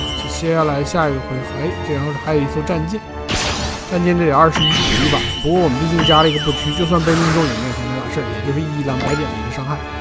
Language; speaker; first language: Chinese; native; Chinese